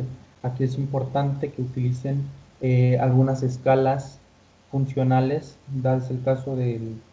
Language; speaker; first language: Spanish; native; Spanish